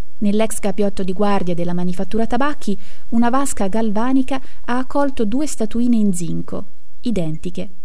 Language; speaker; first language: Italian; native; Italian